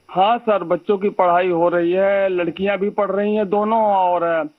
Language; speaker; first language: Hindi; native; Hindi